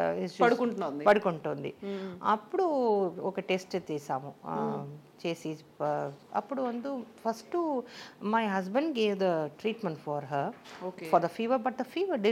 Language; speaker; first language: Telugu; non-native, local second language; Tamil